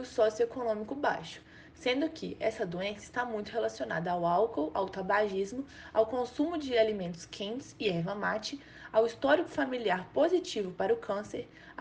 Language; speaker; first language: Portuguese; native; Portuguese